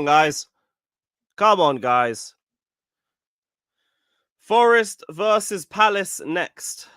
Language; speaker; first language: English; native; English